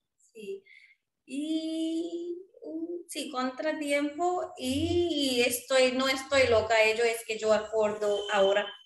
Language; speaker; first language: Spanish; non-native, fluent; Marwari